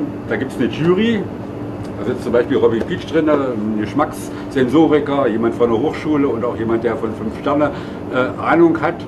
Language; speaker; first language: German; native; German